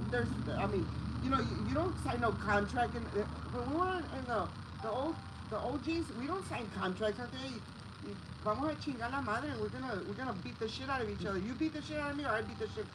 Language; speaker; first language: English; early bilingual, other home language; Spanish